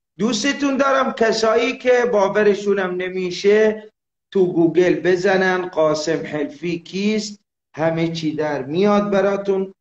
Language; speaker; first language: Persian; non-native, local second language; Arabic